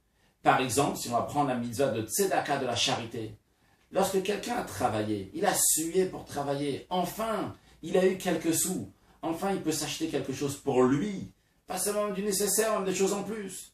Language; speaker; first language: French; native; French